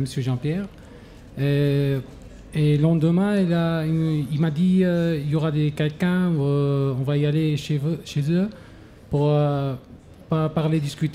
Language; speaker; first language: French; non-native, learner; Arabic